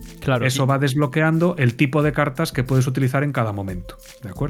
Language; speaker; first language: Spanish; native; Spanish